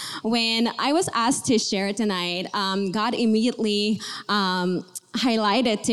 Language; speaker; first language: English; native; English